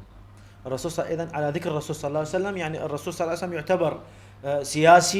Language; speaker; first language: Arabic; native; Arabic